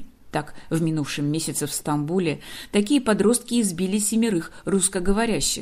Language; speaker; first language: Russian; native; Russian